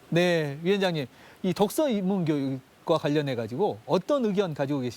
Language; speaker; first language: Korean; native; Korean